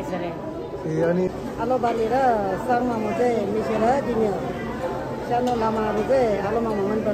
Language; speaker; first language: Nepali; non-native, local second language; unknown